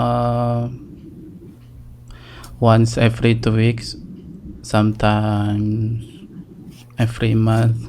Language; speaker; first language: English; non-native, learner; Indonesian